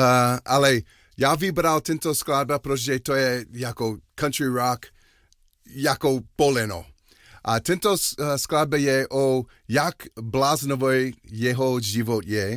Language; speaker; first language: Czech; non-native, learner; English